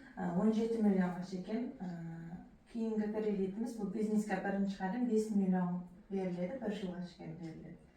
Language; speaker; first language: Uzbek; non-native, local second language; Kazakh